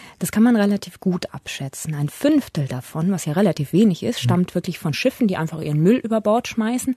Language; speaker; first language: German; native; German